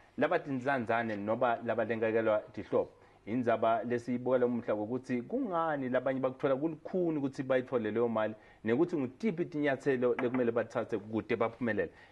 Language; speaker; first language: Zulu; non-native, local second language; Swati